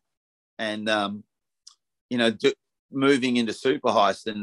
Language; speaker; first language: English; native; English